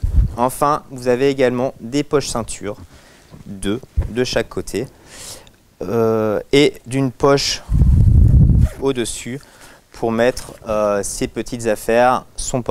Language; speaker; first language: French; native; French